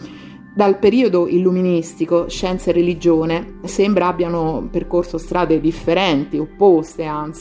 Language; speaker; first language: Italian; native; Italian